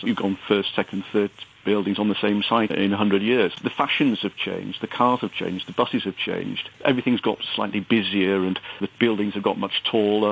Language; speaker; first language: English; native; English